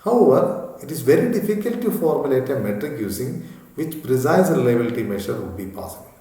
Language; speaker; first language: English; non-native, local second language; Malayalam